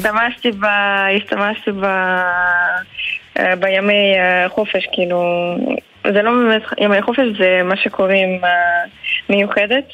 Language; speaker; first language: Hebrew; early bilingual, heritage; Hebrew